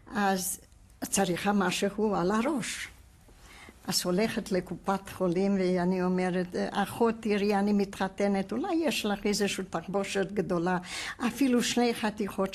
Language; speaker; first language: Hebrew; non-native, fluent; Hungarian